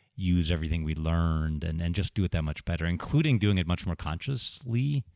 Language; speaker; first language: English; native; English